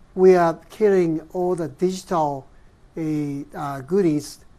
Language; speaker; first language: English; non-native, fluent; Japanese